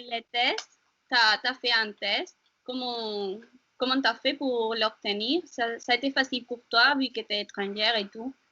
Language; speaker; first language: French; non-native, learner; Spanish